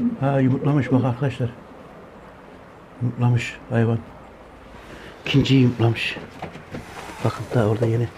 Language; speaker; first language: Turkish; native; Turkish